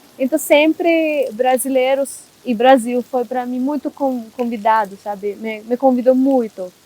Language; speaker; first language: Portuguese; non-native, learner; Hindi